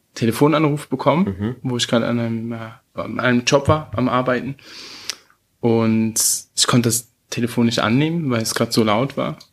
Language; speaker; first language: German; early bilingual, heritage; German